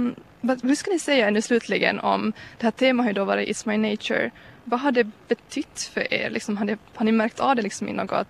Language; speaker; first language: Swedish; native; Swedish